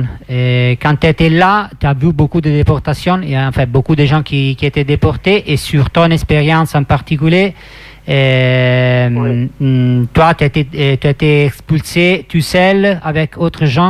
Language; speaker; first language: French; non-native, fluent; Italian